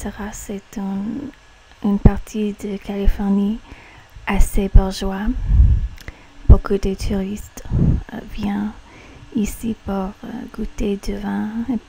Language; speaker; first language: French; non-native, learner; English